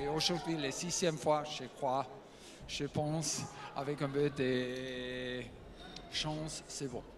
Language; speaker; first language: French; non-native, learner; German